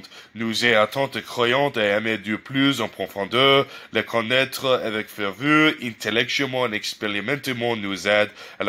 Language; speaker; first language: French; non-native, learner; English